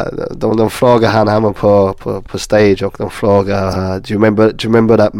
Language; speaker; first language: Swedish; non-native, learner; English